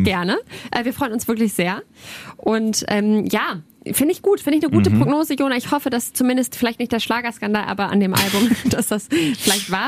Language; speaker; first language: German; native; German